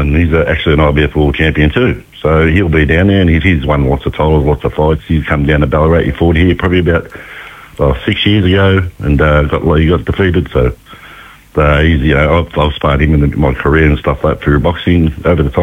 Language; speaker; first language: English; native; English